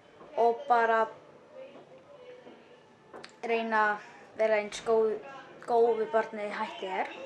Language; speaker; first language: Icelandic; non-native, local second language; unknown